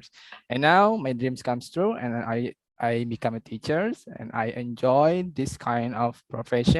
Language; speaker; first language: English; non-native, learner; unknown